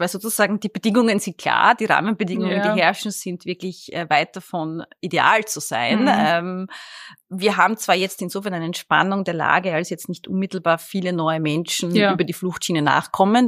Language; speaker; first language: German; native; German